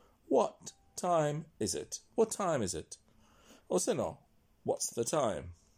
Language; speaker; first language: English; non-native, fluent; Italian